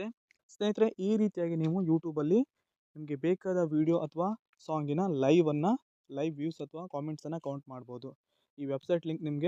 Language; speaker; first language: Kannada; native; Kannada